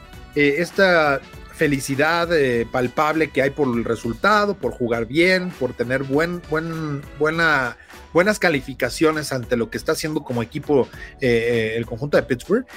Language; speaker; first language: Spanish; native; Spanish